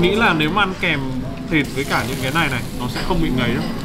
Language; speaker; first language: Vietnamese; native; Vietnamese